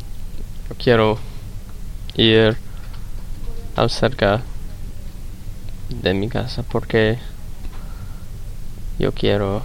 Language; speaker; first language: Spanish; non-native, learner; English